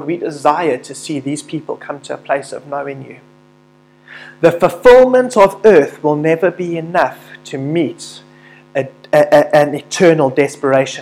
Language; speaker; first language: English; native; English